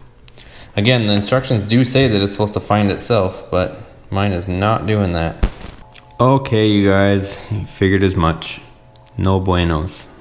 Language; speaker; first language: English; native; English